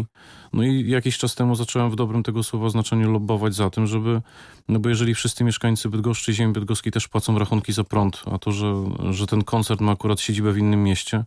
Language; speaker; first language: Polish; native; Polish